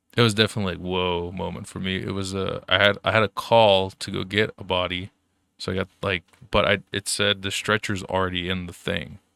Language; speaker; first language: English; early bilingual, other home language; German